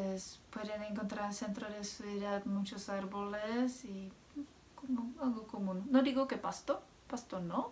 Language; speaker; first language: Spanish; non-native, fluent; Czech